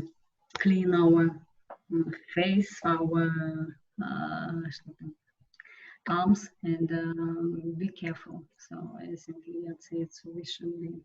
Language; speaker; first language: English; non-native, learner; Russian